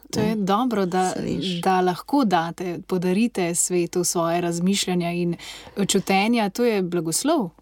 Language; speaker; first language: Slovenian; native; Slovenian